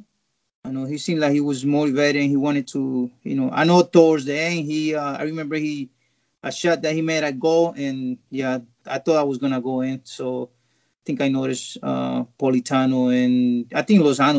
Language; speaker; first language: English; non-native, fluent; Spanish